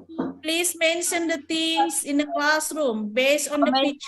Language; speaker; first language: English; non-native, learner; Indonesian